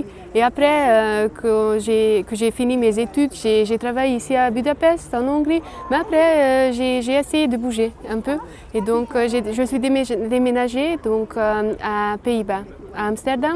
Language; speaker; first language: French; non-native, fluent; Hungarian